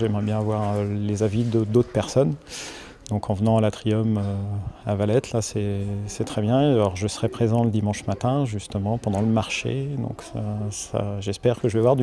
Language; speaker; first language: French; native; French